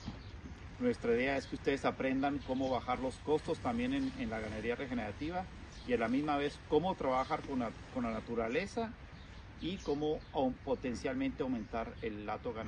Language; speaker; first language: Spanish; native; Spanish